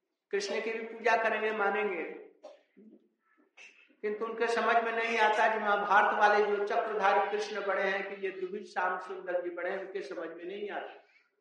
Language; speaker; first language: Hindi; native; Hindi